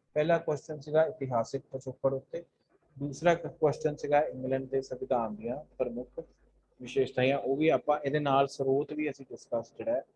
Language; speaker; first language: Hindi; non-native, local second language; Punjabi